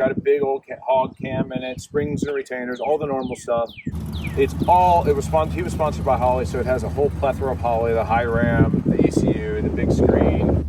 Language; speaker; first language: English; native; English